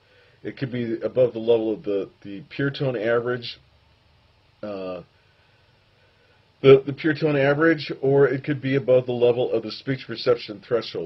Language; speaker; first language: English; native; English